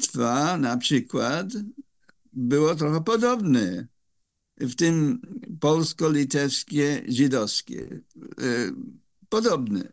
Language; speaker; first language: Polish; non-native, fluent; English